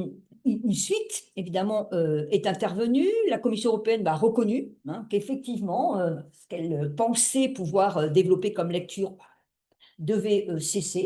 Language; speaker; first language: French; native; French